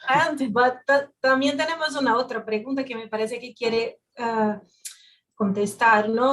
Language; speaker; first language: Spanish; non-native, fluent; Portuguese